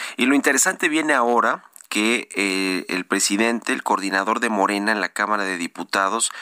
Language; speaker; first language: Spanish; native; Spanish